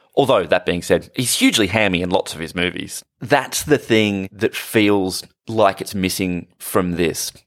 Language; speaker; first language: English; native; English